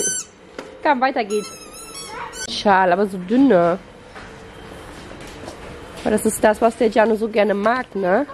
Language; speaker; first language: German; native; German